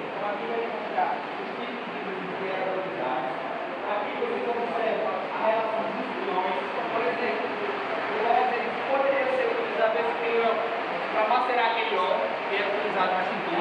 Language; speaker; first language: Portuguese; native; Portuguese